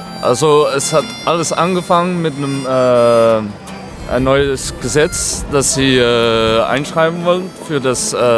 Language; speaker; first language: German; non-native, fluent; French